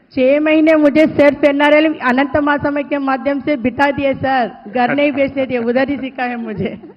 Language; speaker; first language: Hindi; non-native, local second language; Telugu